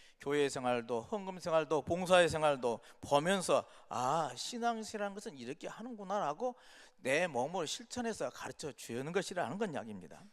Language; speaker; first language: Korean; native; Korean